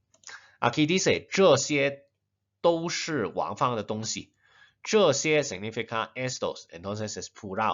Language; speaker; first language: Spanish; non-native, fluent; Chinese